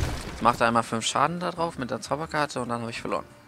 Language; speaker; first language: German; native; German